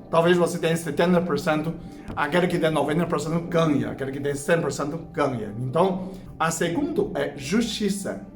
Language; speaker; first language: Portuguese; non-native, fluent; Chinese